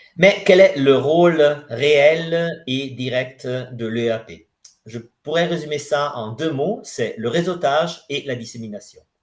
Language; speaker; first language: French; non-native, fluent; Italian